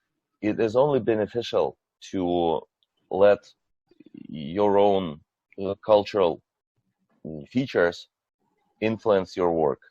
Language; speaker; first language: English; non-native, fluent; Russian